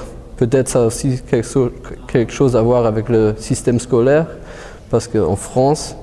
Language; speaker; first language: French; early bilingual, heritage; German